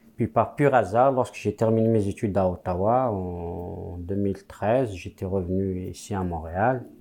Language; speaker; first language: French; non-native, local second language; Kabyle